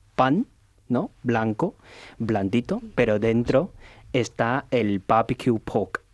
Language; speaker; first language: Spanish; non-native, fluent; Cantonese